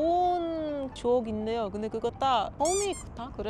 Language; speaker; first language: Korean; non-native, learner; Papiamento